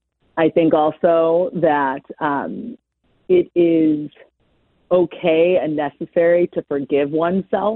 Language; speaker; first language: English; native; English